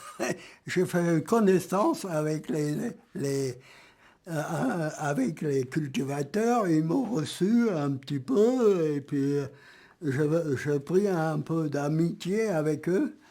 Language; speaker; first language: French; early bilingual, other home language; German